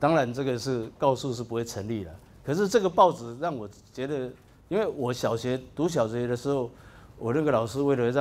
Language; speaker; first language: Chinese; native; Chinese